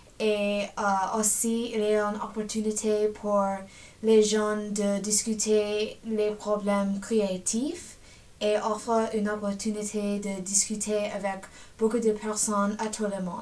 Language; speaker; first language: French; non-native, learner; English